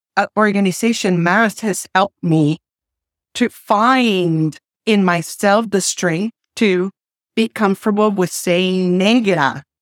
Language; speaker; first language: English; non-native, fluent; Spanish